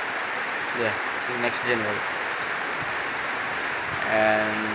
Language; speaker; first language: English; non-native, learner; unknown